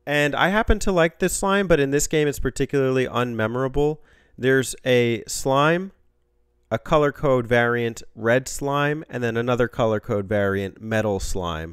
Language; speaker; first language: English; native; English